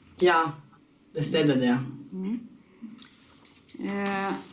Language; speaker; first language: Swedish; non-native, learner; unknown